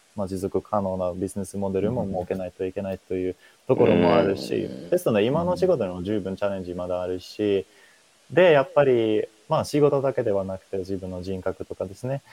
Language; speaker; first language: Japanese; non-native, fluent; Finnish